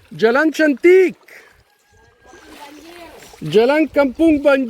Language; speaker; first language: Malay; non-native, learner; German